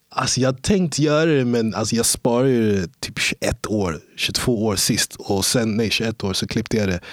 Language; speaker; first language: Swedish; early bilingual, other home language; English